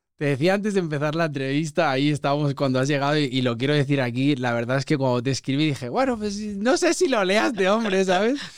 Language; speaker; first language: Spanish; native; Spanish